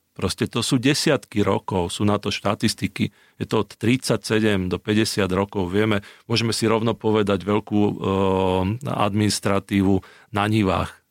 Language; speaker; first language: Slovak; native; Slovak